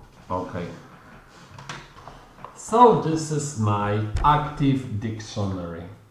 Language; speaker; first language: English; non-native, fluent; Polish